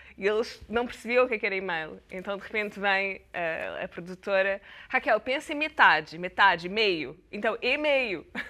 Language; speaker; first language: Portuguese; native; Portuguese